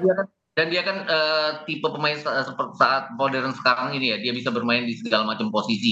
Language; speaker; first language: Indonesian; native; Indonesian